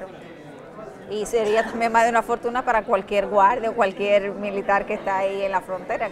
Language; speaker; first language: Spanish; native; Spanish